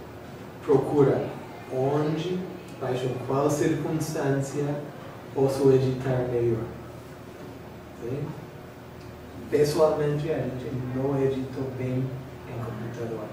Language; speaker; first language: Portuguese; non-native, learner; English